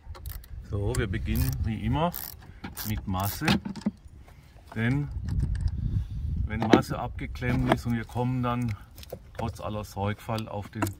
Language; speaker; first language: German; native; German